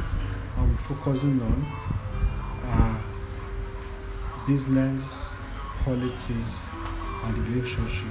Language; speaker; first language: English; non-native, local second language; Yoruba